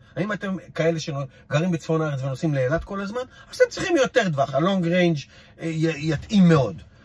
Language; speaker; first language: Hebrew; native; Hebrew